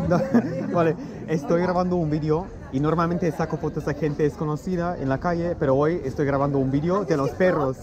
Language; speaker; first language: Spanish; non-native, fluent; English